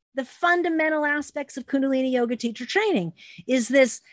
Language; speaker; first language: English; native; English